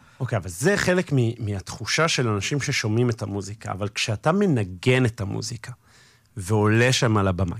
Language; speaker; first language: Hebrew; native; Hebrew